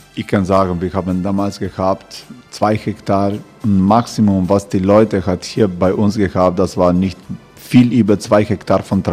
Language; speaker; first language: German; non-native, learner; Croatian